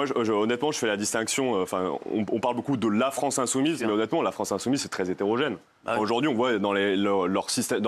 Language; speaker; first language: French; native; French